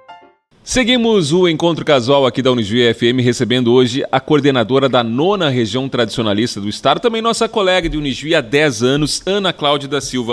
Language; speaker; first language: Portuguese; native; Portuguese